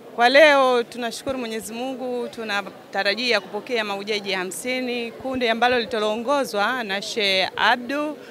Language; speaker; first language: Swahili; native; Swahili